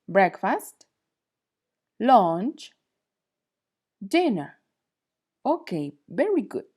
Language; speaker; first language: English; non-native, fluent; Spanish